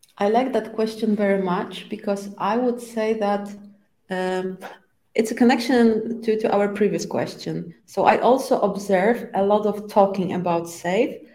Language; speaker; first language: English; non-native, fluent; Polish